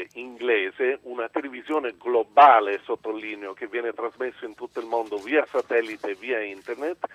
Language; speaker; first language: Italian; early bilingual, other home language; English